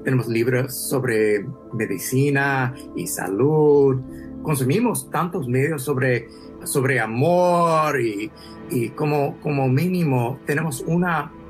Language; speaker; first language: Spanish; early bilingual, heritage; English